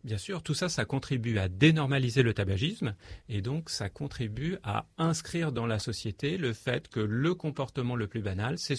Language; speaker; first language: French; native; French